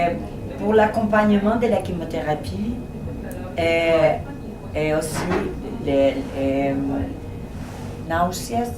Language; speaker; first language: French; non-native, fluent; Spanish